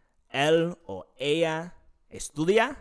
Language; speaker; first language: Spanish; non-native, fluent; English